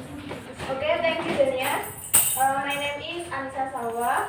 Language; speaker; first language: English; non-native, learner; Indonesian